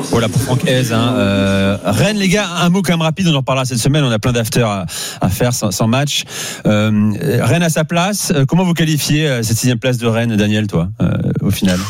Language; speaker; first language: French; native; French